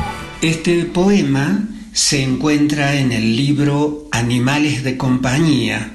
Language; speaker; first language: Spanish; native; Spanish